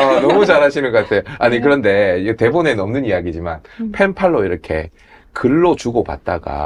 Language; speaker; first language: Korean; native; Korean